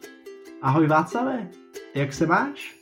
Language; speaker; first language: Czech; non-native, fluent; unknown